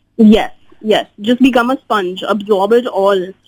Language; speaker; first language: English; non-native, local second language; Hindi